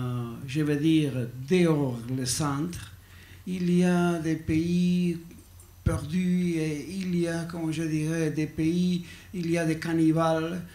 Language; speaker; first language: French; non-native, learner; Basque